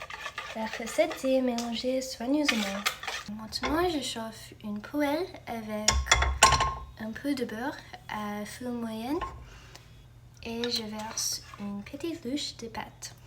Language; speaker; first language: French; non-native, fluent; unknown